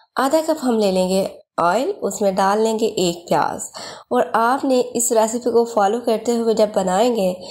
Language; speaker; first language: Urdu; native; Urdu